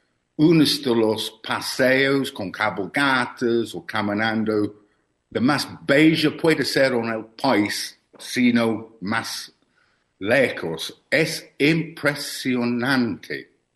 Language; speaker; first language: Spanish; non-native, learner; English